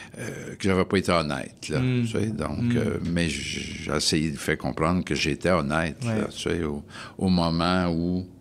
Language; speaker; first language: French; native; French